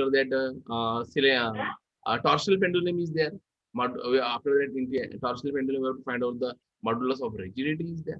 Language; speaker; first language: English; non-native, local second language; Marathi